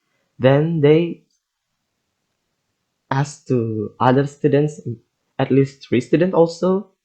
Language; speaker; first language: English; non-native, learner; Indonesian